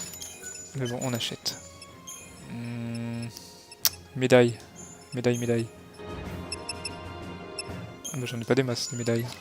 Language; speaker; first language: French; native; French